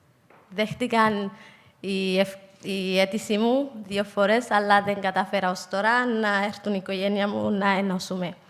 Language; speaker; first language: Greek; non-native, fluent; Somali